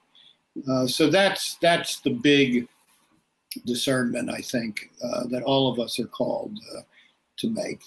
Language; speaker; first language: English; native; English